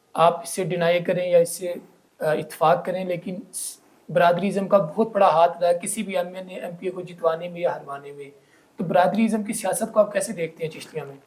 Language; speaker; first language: Urdu; non-native, local second language; Punjabi